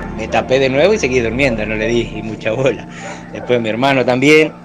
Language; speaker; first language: Spanish; native; Spanish